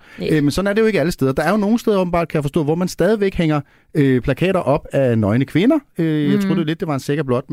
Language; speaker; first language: Danish; native; Danish